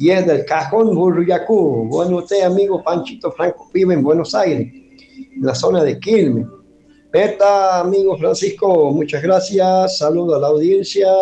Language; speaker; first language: Spanish; native; Spanish